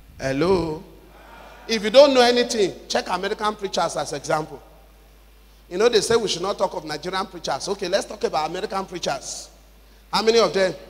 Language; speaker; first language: English; non-native, local second language; Yoruba